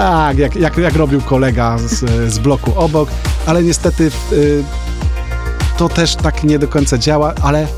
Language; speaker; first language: Polish; native; Polish